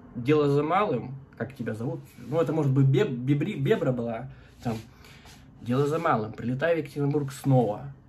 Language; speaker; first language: Russian; native; Russian